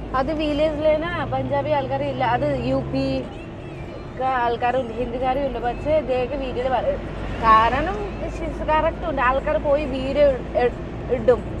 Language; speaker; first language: Malayalam; non-native, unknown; Nepali